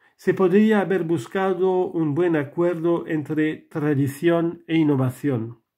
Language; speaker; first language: Spanish; non-native, fluent; French